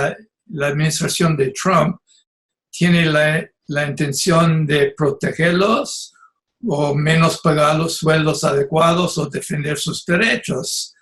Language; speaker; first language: Spanish; non-native, fluent; English